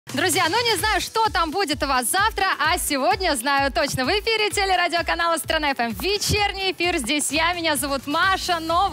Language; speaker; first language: Russian; native; Russian